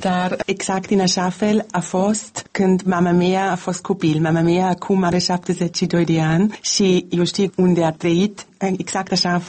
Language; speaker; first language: Romanian; non-native, learner; German